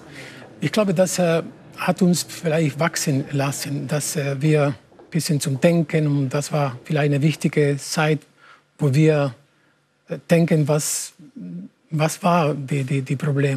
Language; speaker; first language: German; non-native, learner; Spanish